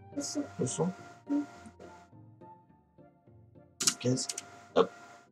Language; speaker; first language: French; native; French